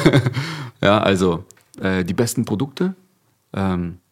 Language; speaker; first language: German; early bilingual, other home language; Korean